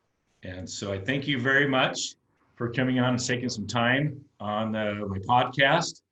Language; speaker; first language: English; native; English